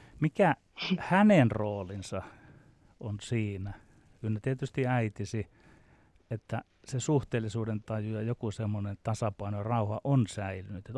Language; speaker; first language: Finnish; native; Finnish